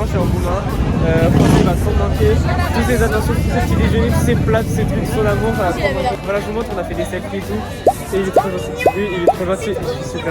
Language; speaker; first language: French; native; French